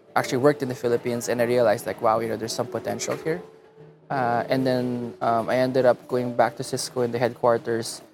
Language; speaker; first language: English; non-native, local second language; Filipino